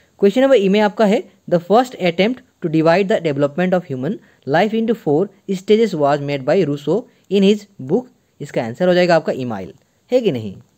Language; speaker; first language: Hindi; non-native, local second language; Assamese